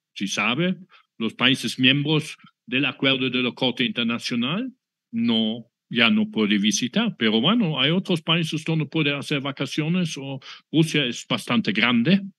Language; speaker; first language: Spanish; non-native, fluent; German